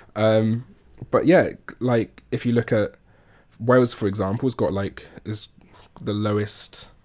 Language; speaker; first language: English; native; English